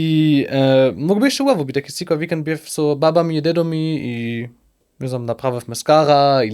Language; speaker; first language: Macedonian; non-native, learner; German